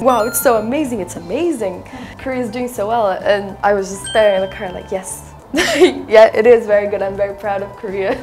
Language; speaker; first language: English; native; English